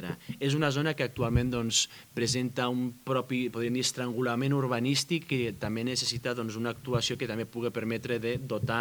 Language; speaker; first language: Catalan; native; Catalan